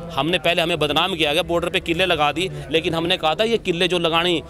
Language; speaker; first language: Hindi; native; Hindi